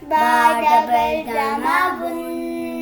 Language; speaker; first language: Arabic; non-native, learner; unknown